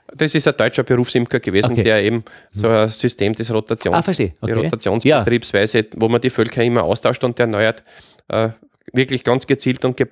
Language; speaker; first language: German; native; German